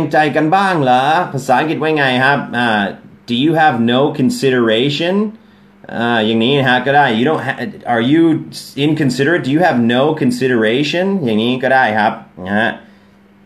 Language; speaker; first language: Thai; non-native, fluent; English